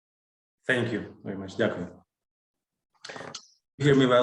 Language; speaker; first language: English; non-native, learner; Ukrainian